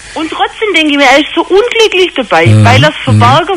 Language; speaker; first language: German; native; German